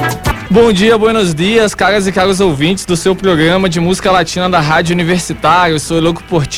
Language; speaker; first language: Portuguese; native; Portuguese